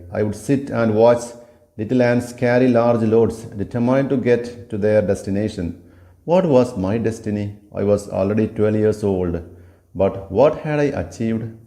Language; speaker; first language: English; non-native, local second language; Malayalam